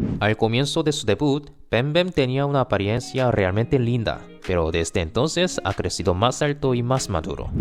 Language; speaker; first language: Spanish; non-native, fluent; Korean